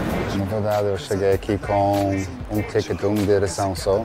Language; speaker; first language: Portuguese; non-native, fluent; English